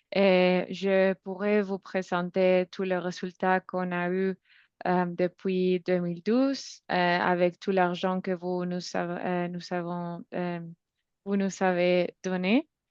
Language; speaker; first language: French; non-native, fluent; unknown